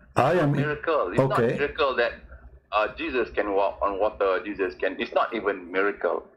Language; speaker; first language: English; non-native, local second language; Malay